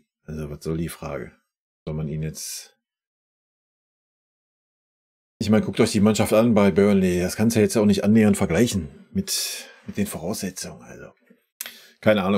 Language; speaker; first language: German; native; German